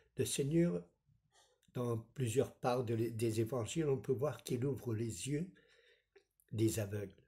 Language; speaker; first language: French; non-native, fluent; Spanish